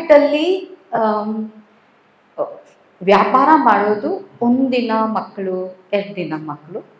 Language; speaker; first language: Kannada; non-native, local second language; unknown